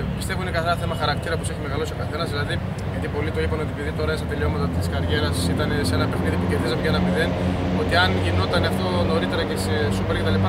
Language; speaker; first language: Greek; early bilingual, heritage; Greek